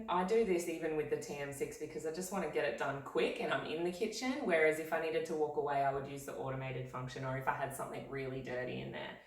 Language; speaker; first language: English; native; English